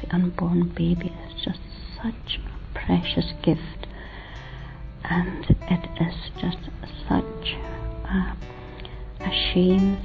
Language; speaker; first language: English; native; English